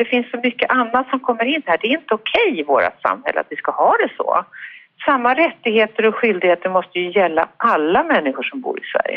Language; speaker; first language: Swedish; native; Swedish